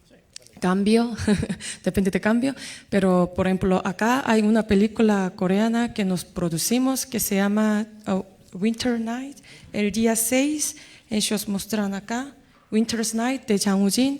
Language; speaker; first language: Spanish; non-native, learner; Korean